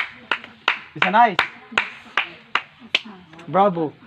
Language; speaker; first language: English; non-native, learner; Cebuano